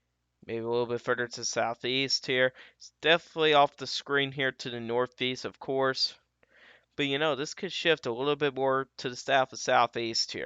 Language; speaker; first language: English; native; English